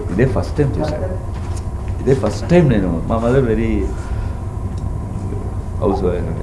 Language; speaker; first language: Telugu; non-native, local second language; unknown